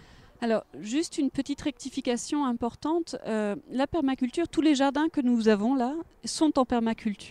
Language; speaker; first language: French; native; French